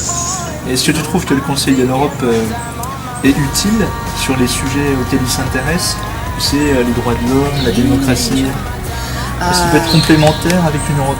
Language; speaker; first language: French; native; French